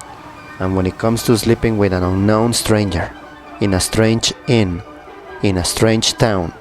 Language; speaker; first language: English; non-native, fluent; Spanish